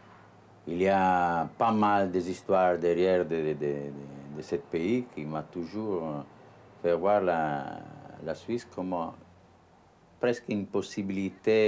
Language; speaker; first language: French; non-native, learner; Italian